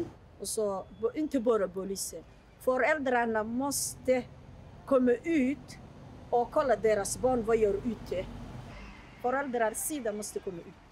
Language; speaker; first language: Swedish; non-native, learner; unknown